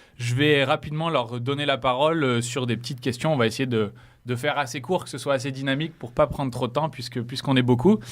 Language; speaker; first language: French; native; French